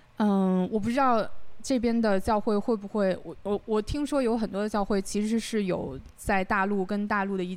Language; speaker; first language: Chinese; native; Chinese